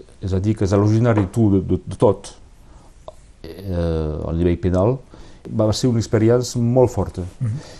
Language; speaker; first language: Catalan; non-native, local second language; French